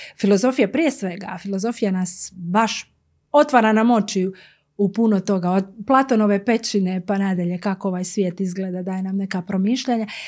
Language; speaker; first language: Croatian; native; Croatian